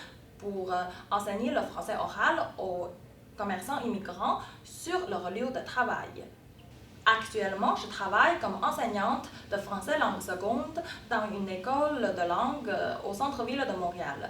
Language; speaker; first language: French; non-native, fluent; Chinese